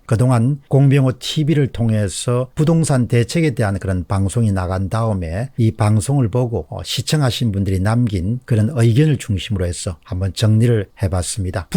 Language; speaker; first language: Korean; native; Korean